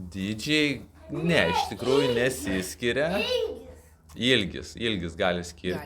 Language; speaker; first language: Lithuanian; native; Lithuanian